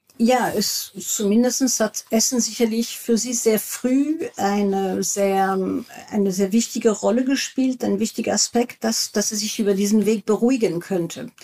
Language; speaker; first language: German; non-native, fluent; French